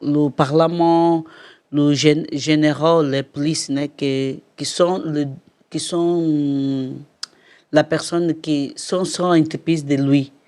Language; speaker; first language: French; non-native, learner; Portuguese